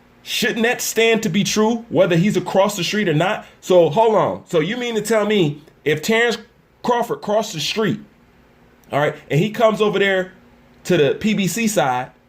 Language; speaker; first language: English; native; English